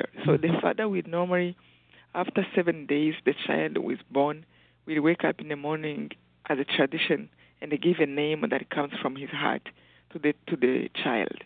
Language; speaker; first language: English; non-native, local second language; Kinyarwanda